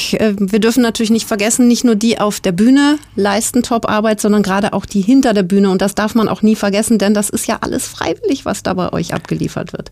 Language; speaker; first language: German; native; German